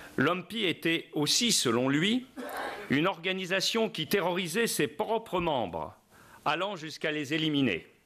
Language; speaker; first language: French; native; French